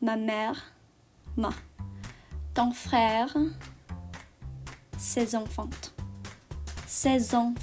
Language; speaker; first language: French; non-native, learner; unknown